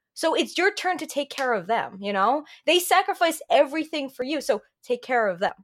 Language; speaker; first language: English; native; English